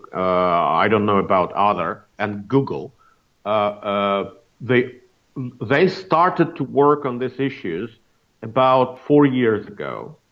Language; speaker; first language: English; non-native, fluent; Russian